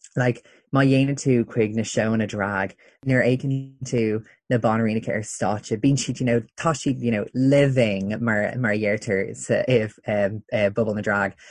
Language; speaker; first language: Irish; native; Irish